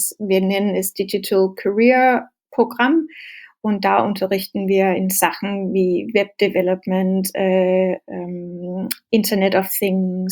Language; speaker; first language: German; non-native, fluent; Danish